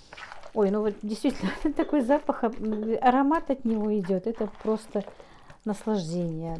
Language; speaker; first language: Russian; non-native, local second language; Chechen